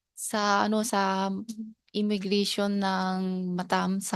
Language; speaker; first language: Filipino; non-native, learner; Chinese